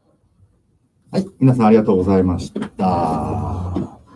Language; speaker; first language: Japanese; native; Japanese